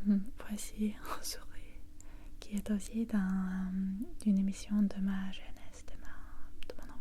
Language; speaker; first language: French; non-native, fluent; English